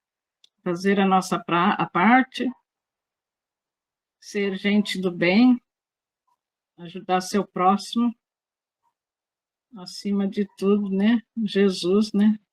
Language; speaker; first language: Portuguese; native; Portuguese